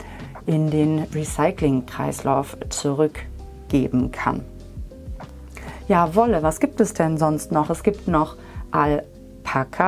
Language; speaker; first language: German; native; German